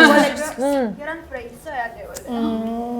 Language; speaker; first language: Korean; non-native, fluent; Indonesian